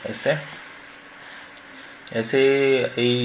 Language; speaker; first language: Spanish; non-native, learner; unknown